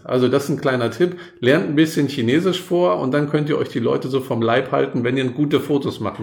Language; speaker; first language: German; native; German